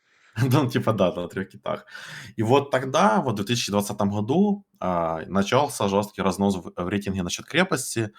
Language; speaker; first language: Russian; native; Russian